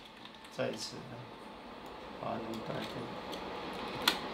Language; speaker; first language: Chinese; native; Chinese